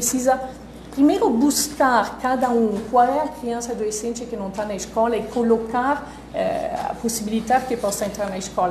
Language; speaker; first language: Portuguese; non-native, fluent; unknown